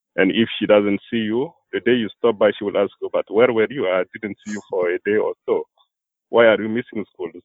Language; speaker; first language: English; non-native, fluent; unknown